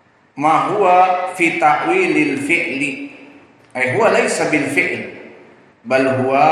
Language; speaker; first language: Arabic; non-native, fluent; Indonesian